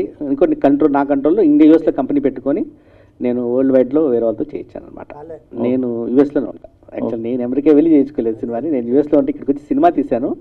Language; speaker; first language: Telugu; native; Telugu